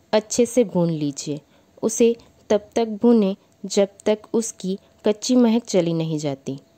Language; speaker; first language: Hindi; native; Hindi